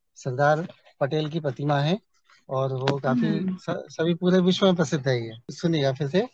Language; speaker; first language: Hindi; native; Hindi